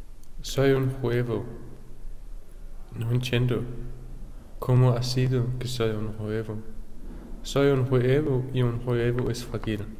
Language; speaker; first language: Spanish; non-native, learner; Danish